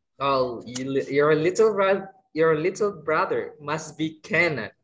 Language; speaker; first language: English; non-native, fluent; Indonesian